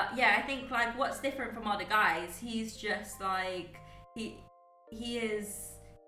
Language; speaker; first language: English; native; English